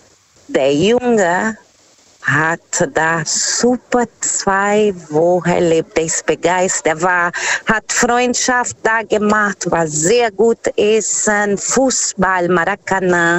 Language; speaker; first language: German; non-native, fluent; Portuguese